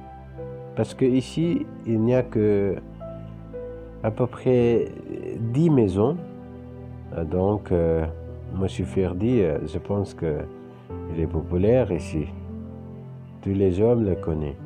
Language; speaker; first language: French; non-native, fluent; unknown